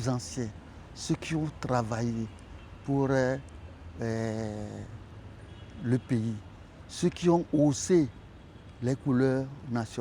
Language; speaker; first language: French; non-native, local second language; Ewe